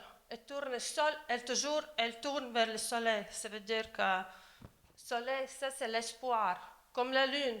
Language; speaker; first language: French; non-native, learner; Latvian